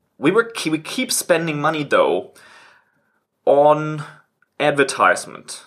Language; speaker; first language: English; non-native, fluent; German